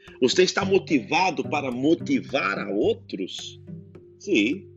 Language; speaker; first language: Portuguese; non-native, learner; Spanish